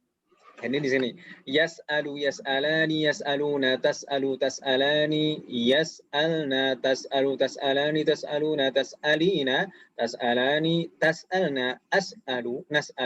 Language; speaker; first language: Arabic; non-native, fluent; Indonesian